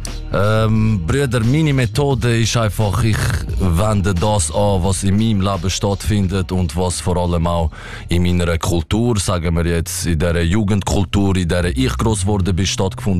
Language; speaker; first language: German; native; German